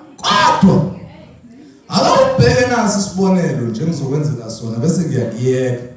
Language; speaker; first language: Zulu; non-native, local second language; Xhosa